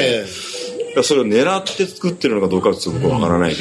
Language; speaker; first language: Japanese; native; Japanese